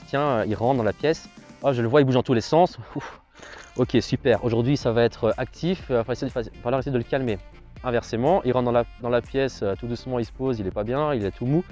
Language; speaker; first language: French; native; French